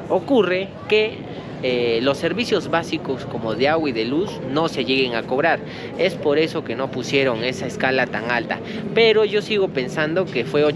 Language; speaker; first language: Spanish; native; Spanish